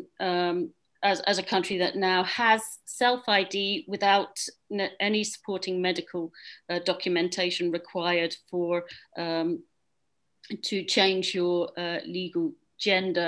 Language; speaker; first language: English; native; English